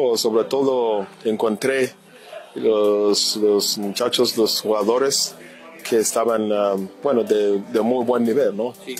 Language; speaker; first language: Spanish; non-native, fluent; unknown